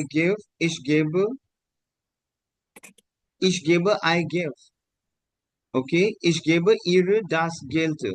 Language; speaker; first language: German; non-native, learner; Hindi